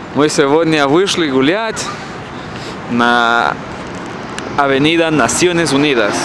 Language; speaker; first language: Russian; non-native, fluent; Spanish